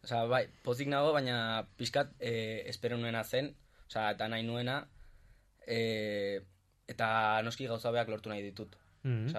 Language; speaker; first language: Basque; non-native, local second language; Spanish